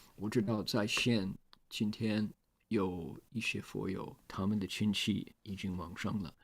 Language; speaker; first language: Chinese; non-native, fluent; English